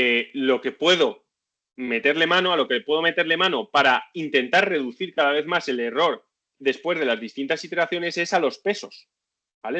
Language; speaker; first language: Spanish; native; Spanish